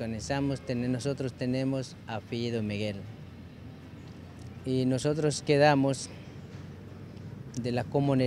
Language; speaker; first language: Spanish; non-native, local second language; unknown